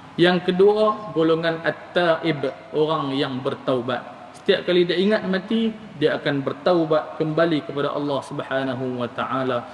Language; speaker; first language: Malay; native; Malay